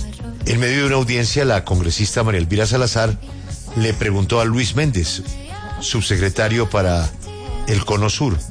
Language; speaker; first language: Spanish; native; Spanish